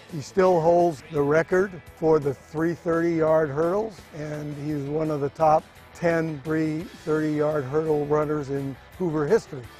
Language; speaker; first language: English; native; English